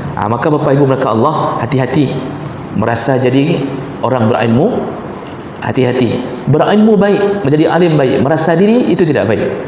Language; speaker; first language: Malay; non-native, local second language; Achinese